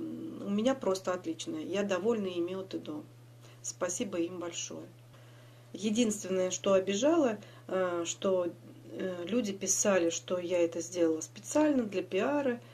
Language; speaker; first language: Russian; native; Russian